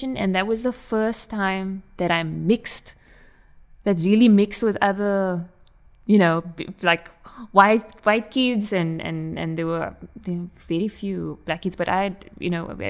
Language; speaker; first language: English; native; English